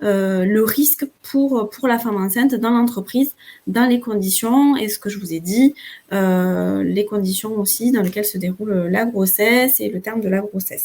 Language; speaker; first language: French; native; French